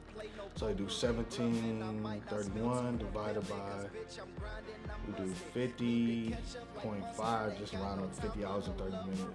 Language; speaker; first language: English; native; English